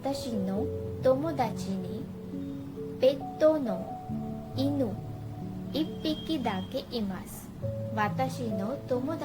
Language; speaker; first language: Japanese; non-native, fluent; Hindi